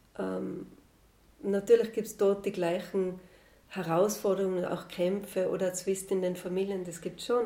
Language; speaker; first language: German; native; German